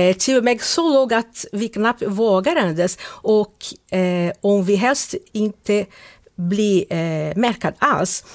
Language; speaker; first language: Swedish; non-native, fluent; Portuguese